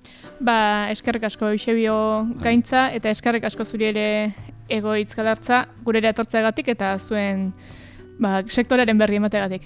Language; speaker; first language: Basque; native; Basque